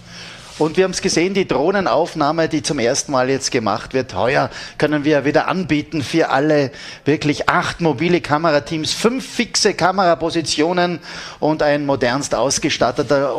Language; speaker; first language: German; native; German